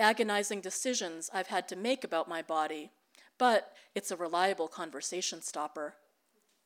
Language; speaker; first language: English; early bilingual, other home language; Filipino